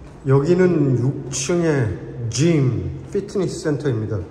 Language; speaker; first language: Korean; native; Korean